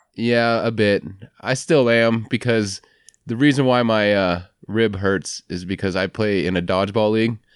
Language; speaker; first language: English; native; English